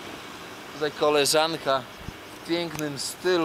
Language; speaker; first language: Polish; native; Polish